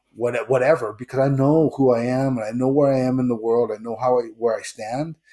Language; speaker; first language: English; native; English